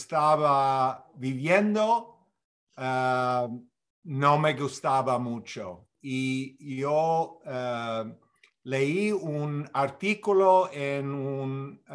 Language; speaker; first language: Spanish; non-native, fluent; English